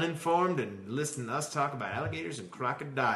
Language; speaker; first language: English; native; English